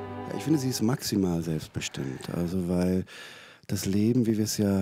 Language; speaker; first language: German; native; German